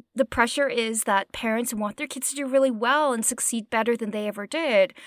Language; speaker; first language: English; native; English